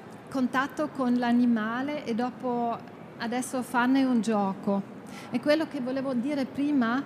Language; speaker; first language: Italian; non-native, fluent; German